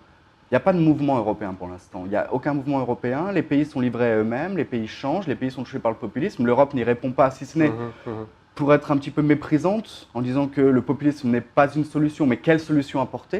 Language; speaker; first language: French; native; French